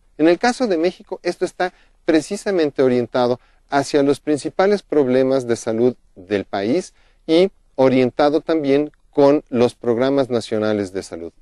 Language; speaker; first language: Spanish; native; Spanish